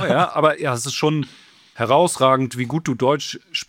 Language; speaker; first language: German; native; German